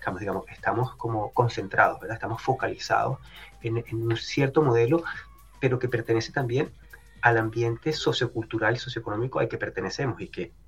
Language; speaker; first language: Spanish; native; Spanish